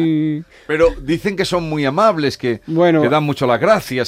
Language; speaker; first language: Spanish; native; Spanish